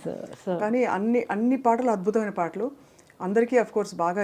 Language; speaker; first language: Telugu; native; Telugu